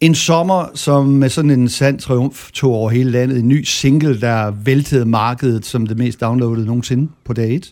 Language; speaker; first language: Danish; native; Danish